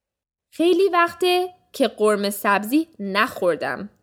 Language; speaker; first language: Persian; early bilingual, heritage; Persian